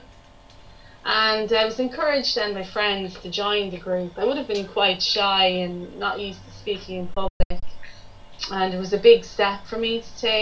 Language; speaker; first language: English; native; English